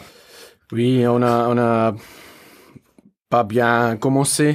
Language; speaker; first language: French; non-native, learner; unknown